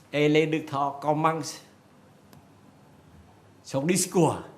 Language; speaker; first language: French; non-native, fluent; Vietnamese